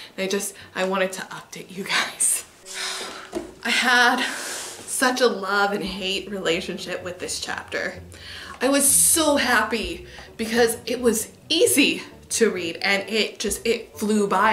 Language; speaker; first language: English; native; English